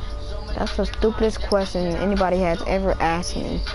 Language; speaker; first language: English; native; English